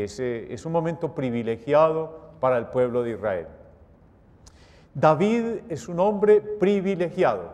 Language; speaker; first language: Spanish; native; Spanish